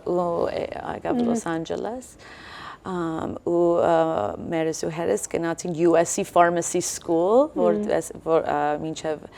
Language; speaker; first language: Armenian; early bilingual, heritage; Armenian